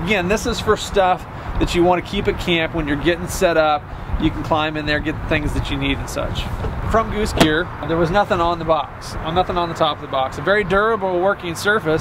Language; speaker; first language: English; native; English